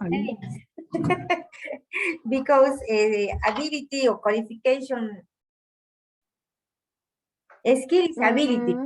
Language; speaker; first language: English; non-native, learner; Spanish